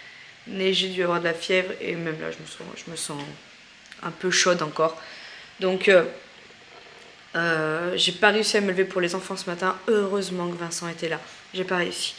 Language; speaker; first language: French; native; French